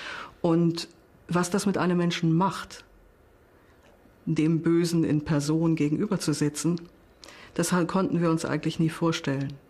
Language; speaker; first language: German; native; German